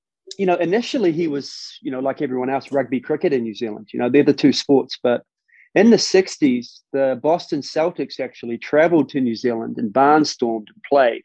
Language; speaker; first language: English; native; English